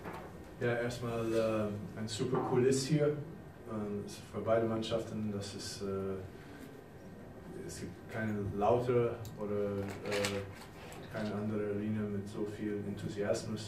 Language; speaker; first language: German; non-native, fluent; English